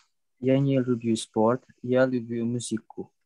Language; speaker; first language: Russian; non-native, learner; Indonesian